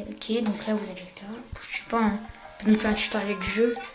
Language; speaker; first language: French; native; French